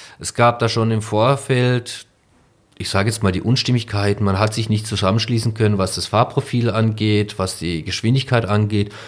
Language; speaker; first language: German; native; German